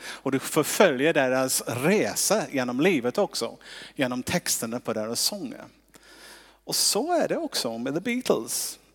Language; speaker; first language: Swedish; non-native, fluent; English